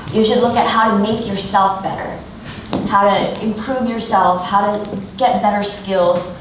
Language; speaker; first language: English; native; English